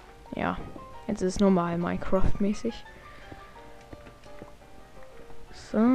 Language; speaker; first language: German; native; German